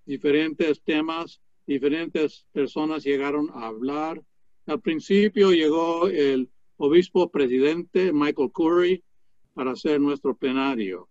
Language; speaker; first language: Spanish; non-native, fluent; English